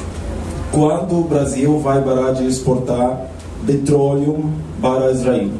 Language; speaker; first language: Portuguese; non-native, learner; Turkish